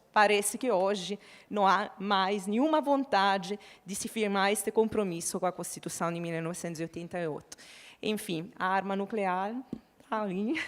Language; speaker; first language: Portuguese; non-native, fluent; Italian